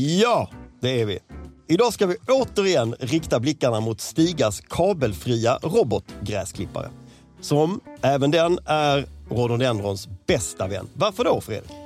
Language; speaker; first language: Swedish; native; Swedish